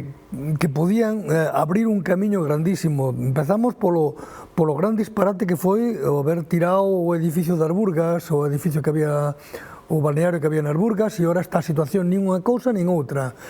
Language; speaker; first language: Galician; native; Galician